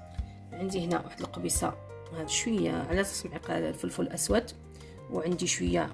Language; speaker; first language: Arabic; native; Arabic